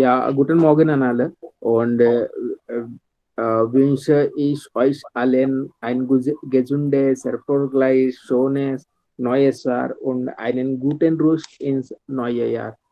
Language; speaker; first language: German; non-native, learner; Hindi